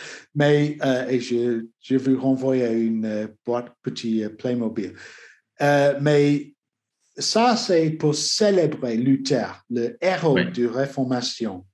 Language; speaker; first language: French; non-native, learner; English